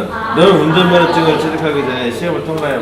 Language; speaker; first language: Korean; native; Korean